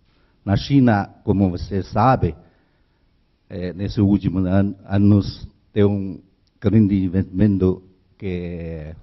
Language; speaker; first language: Portuguese; non-native, learner; Chinese